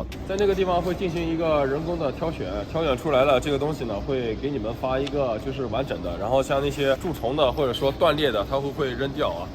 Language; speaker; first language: Chinese; native; Chinese